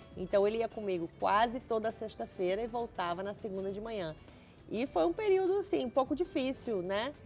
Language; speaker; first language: Portuguese; native; Portuguese